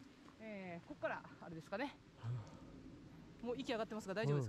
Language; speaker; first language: Japanese; native; Japanese